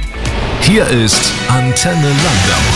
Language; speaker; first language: German; native; German